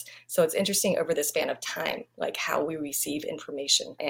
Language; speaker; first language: English; non-native, fluent; Vietnamese